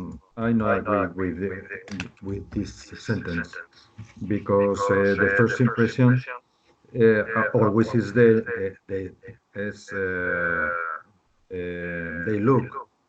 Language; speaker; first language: English; non-native, learner; Spanish